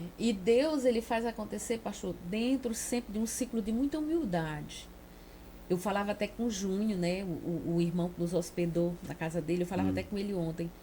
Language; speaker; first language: Portuguese; native; Portuguese